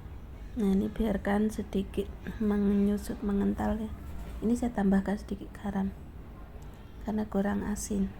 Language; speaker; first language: Indonesian; native; Indonesian